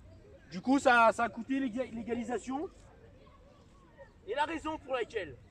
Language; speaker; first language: French; native; French